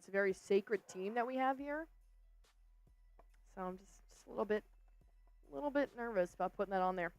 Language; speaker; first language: English; native; English